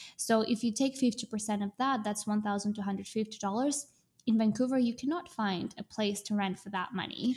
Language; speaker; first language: English; non-native, fluent; Russian